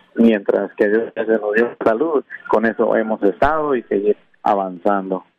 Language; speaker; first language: Spanish; non-native, local second language; Kʼicheʼ